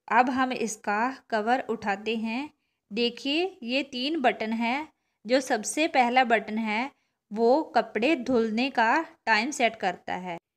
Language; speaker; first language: Hindi; non-native, local second language; Punjabi